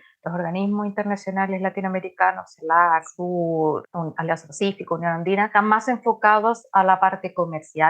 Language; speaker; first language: Spanish; native; Spanish